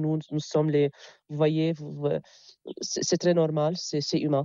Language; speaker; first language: French; non-native, local second language; Arabic